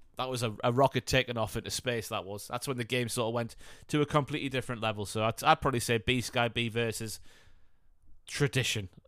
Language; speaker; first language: English; native; English